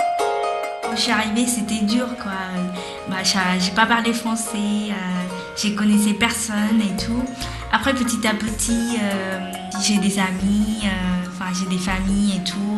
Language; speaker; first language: French; non-native, learner; Tamil